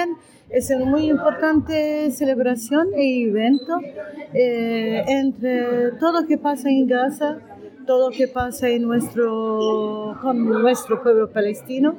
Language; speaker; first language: Spanish; non-native, learner; Arabic